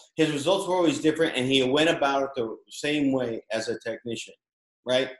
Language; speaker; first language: English; early bilingual, other home language; Filipino